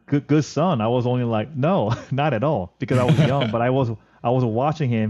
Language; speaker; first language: English; non-native, fluent; Korean